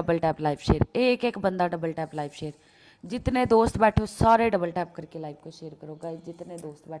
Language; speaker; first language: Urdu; non-native, local second language; Punjabi